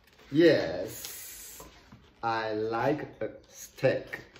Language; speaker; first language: English; non-native, learner; Min Nan Chinese